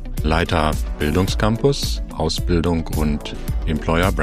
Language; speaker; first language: German; native; German